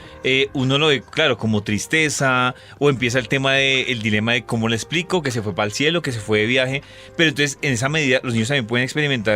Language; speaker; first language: Spanish; native; Spanish